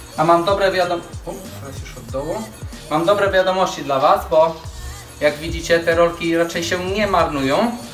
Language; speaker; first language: Polish; early bilingual, heritage; Polish